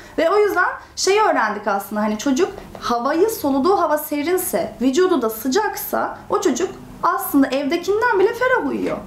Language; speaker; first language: Turkish; native; Turkish